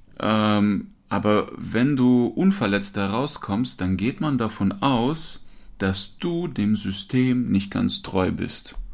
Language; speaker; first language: German; native; German